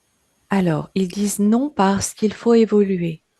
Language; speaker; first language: French; native; French